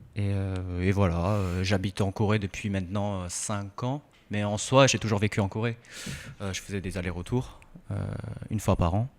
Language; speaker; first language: French; early bilingual, other home language; Korean